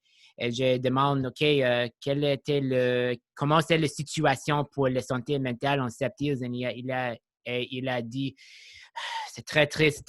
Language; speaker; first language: French; non-native, local second language; English